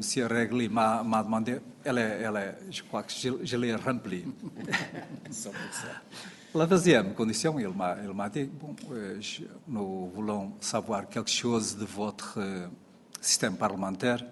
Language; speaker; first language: French; non-native, fluent; Portuguese